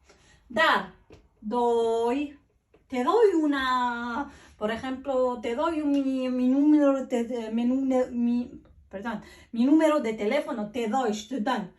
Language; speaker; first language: Spanish; non-native, fluent; Arabic